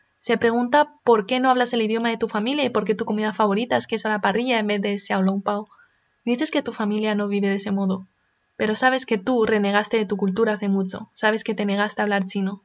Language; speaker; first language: Spanish; early bilingual, other home language; Chinese